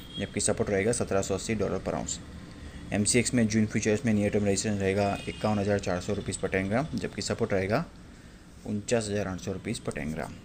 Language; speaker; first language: Hindi; non-native, local second language; Gujarati